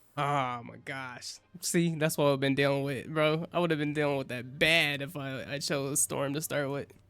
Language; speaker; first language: English; native; English